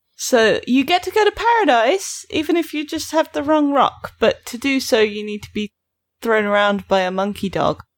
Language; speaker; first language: English; native; English